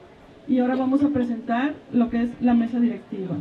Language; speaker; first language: Spanish; native; Spanish